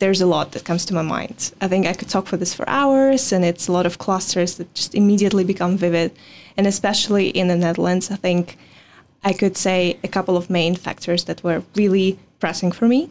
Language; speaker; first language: English; non-native, fluent; Russian